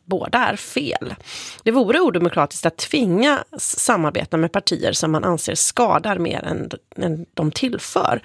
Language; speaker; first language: Swedish; native; Swedish